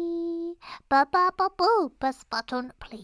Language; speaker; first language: English; native; English